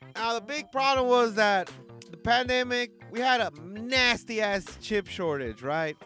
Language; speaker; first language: English; early bilingual, other home language; Spanish